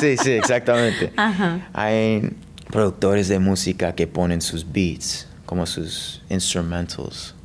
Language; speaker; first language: Spanish; early bilingual, heritage; English